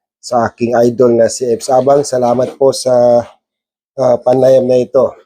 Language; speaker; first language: Filipino; non-native, local second language; Maguindanaon